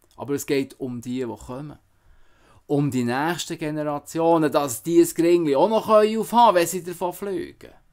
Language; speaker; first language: German; native; German